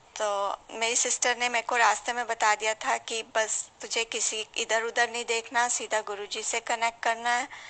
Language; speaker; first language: Hindi; native; Hindi